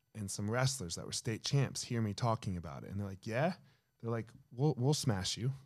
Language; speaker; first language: English; native; English